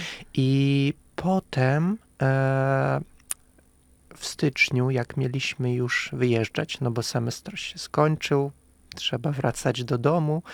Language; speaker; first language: Polish; non-native, fluent; Russian